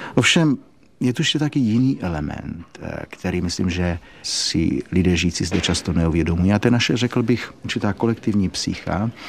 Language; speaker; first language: Czech; native; Czech